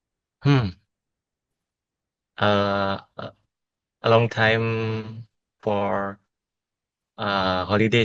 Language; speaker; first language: English; non-native, learner; Indonesian